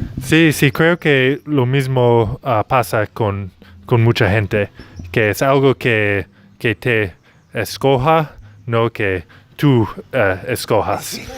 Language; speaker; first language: Spanish; non-native, fluent; English